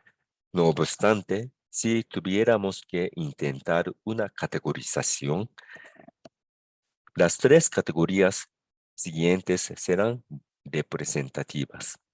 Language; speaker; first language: Spanish; non-native, fluent; Japanese